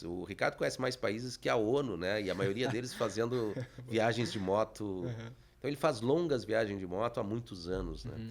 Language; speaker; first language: Portuguese; native; Portuguese